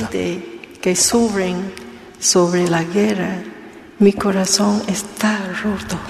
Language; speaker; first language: Spanish; non-native, learner; Vietnamese